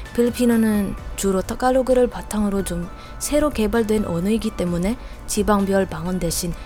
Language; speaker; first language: Korean; non-native, fluent; Filipino